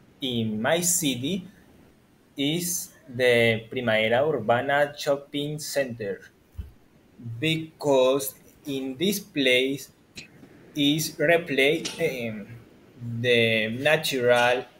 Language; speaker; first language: English; non-native, learner; Spanish